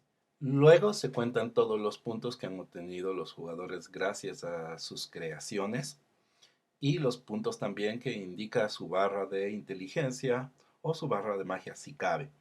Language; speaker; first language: Spanish; native; Spanish